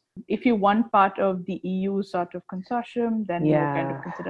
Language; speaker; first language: English; non-native, local second language; Tamil